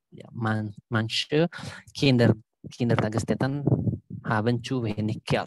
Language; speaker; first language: German; non-native, fluent; Indonesian